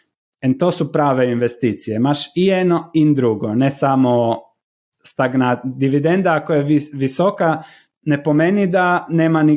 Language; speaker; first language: Slovenian; non-native, learner; Croatian